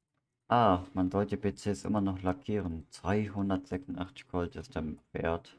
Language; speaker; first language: German; native; German